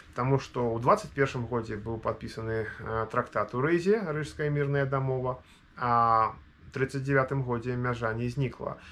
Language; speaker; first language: Belarusian; native; Belarusian